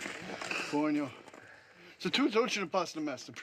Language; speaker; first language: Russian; non-native, learner; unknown